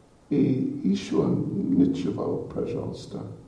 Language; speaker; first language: Russian; non-native, learner; English